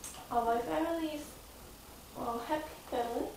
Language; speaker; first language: English; non-native, learner; Korean